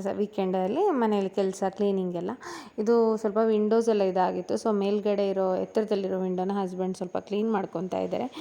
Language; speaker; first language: Kannada; non-native, local second language; Tulu